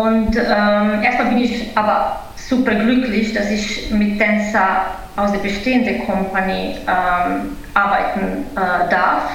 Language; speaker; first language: German; non-native, fluent; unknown